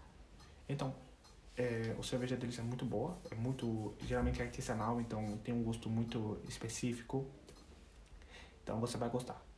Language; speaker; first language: Portuguese; non-native, fluent; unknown